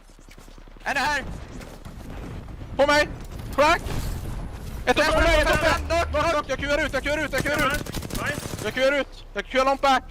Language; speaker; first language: Swedish; native; Swedish